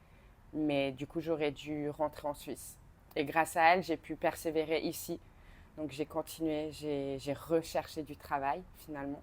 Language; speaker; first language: French; native; French